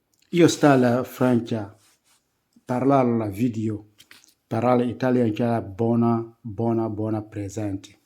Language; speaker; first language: Italian; non-native, learner; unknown